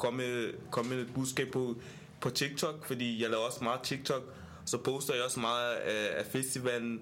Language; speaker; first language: Danish; non-native, fluent; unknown